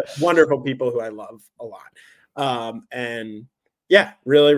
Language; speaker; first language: English; native; English